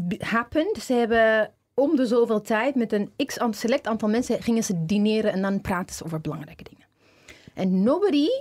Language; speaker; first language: Dutch; non-native, learner; Amharic